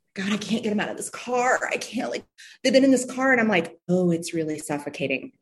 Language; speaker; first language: English; native; English